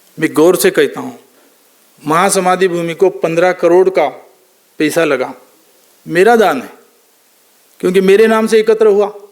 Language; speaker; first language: Hindi; non-native, local second language; Marathi